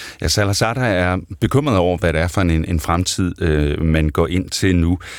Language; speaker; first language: Danish; native; Danish